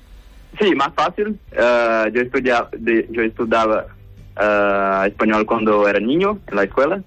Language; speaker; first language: Spanish; non-native, learner; Portuguese